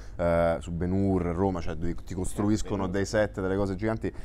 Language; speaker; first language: Italian; native; Italian